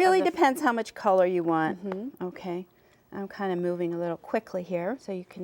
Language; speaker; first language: English; native; English